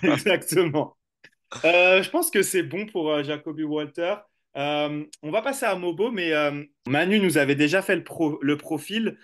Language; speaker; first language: French; native; French